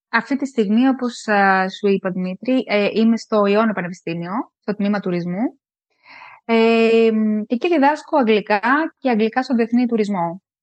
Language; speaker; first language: Greek; native; Greek